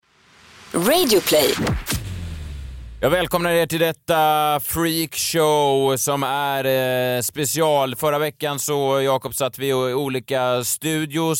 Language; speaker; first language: Swedish; native; Swedish